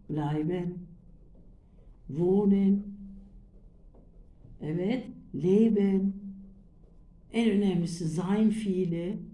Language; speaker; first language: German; non-native, fluent; Turkish